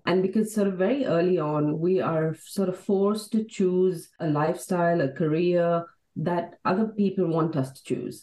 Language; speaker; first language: English; non-native, local second language; Hindi